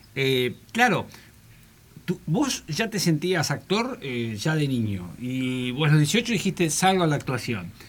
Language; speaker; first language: Spanish; native; Spanish